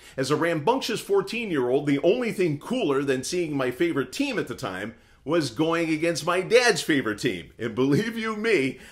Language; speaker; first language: English; native; English